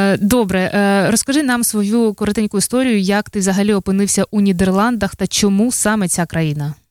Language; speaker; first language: Ukrainian; native; Ukrainian